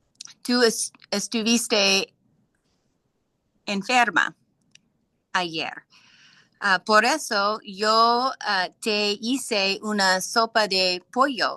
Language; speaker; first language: Spanish; non-native, learner; English